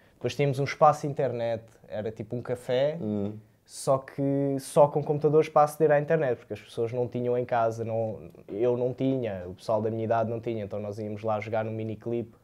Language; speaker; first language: Portuguese; early bilingual, other home language; Romanian